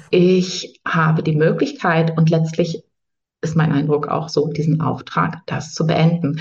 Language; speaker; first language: German; native; German